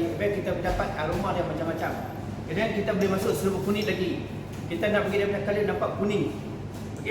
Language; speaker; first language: Malay; native; Malay